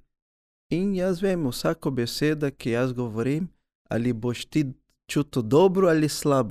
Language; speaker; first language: Slovenian; early bilingual, other home language; Portuguese